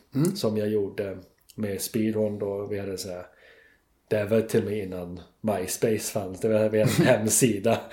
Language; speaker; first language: Swedish; non-native, fluent; English